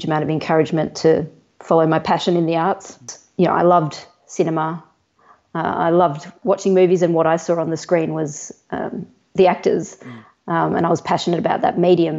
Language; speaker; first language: English; native; English